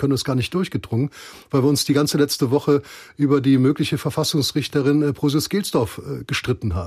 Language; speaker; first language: German; native; German